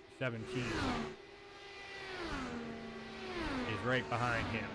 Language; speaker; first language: English; native; English